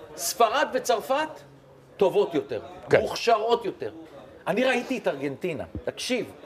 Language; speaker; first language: Hebrew; native; Hebrew